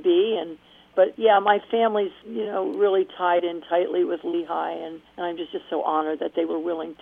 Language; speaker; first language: English; native; English